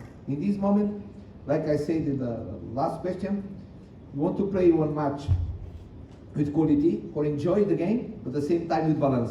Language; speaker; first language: English; non-native, learner; Portuguese